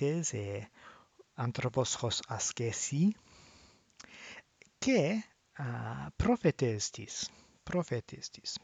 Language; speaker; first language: Greek; non-native, learner; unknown